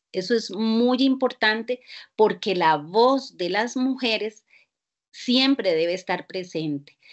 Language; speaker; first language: Spanish; native; Spanish